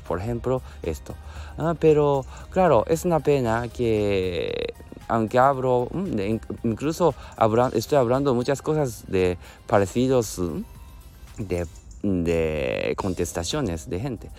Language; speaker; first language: Spanish; non-native, learner; Japanese